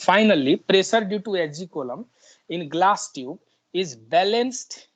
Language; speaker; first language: English; non-native, local second language; Nepali